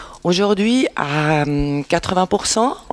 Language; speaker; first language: French; native; French